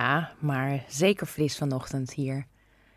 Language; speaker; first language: Dutch; non-native, fluent; Russian